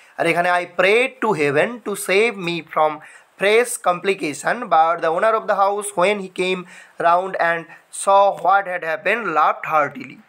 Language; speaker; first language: English; non-native, local second language; Bangla